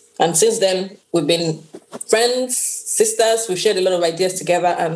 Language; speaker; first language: English; non-native, local second language; Yoruba